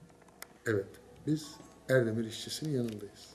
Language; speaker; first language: Turkish; native; Turkish